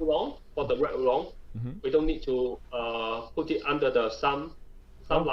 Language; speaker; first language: English; non-native, learner; Chinese